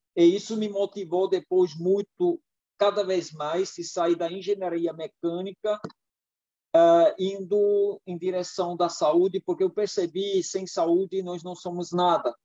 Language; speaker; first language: Portuguese; non-native, fluent; German